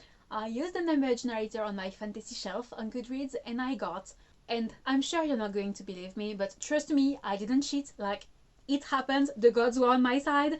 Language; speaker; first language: English; non-native, fluent; French